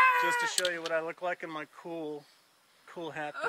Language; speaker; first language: English; native; English